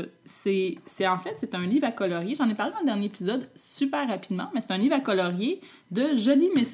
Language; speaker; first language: French; native; French